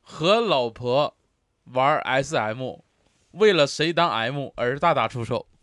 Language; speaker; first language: Chinese; native; Chinese